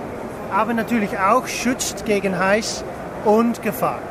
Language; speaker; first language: German; non-native, learner; English